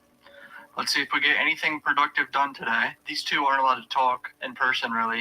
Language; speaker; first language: English; native; English